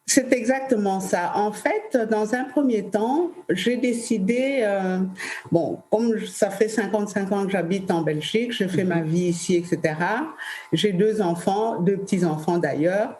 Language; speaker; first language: French; early bilingual, other home language; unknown